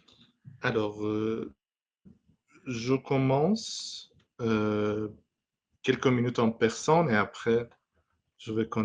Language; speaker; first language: French; non-native, fluent; Persian